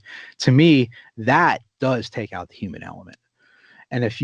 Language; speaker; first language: English; native; English